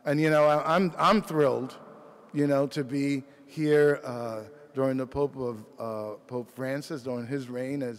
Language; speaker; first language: English; early bilingual, other home language; Spanish